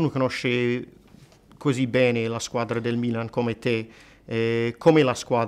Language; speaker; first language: Italian; non-native, fluent; English